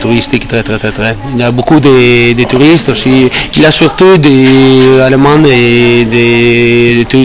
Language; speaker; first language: French; non-native, learner; Italian